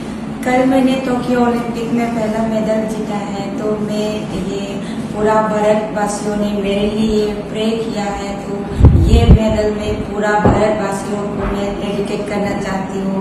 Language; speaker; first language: Hindi; non-native, local second language; Manipuri